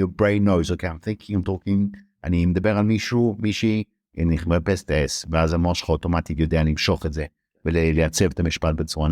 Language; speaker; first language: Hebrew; native; Hebrew